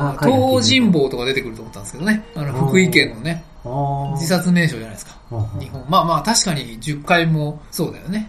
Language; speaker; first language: Japanese; native; Japanese